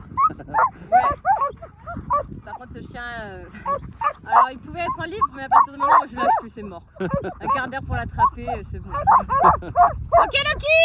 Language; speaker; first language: French; native; French